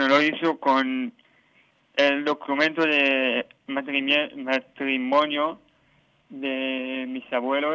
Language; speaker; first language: Spanish; non-native, learner; Hebrew